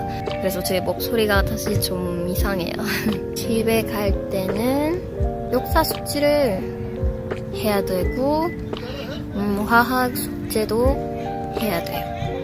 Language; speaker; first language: Korean; non-native, learner; English